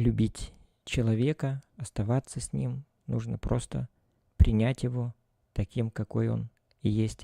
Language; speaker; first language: Russian; native; Russian